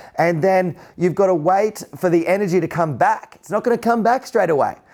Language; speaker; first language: English; native; English